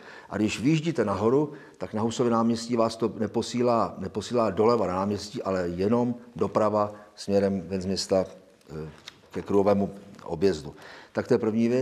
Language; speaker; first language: Czech; native; Czech